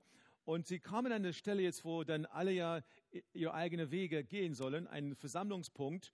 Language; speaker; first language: German; non-native, fluent; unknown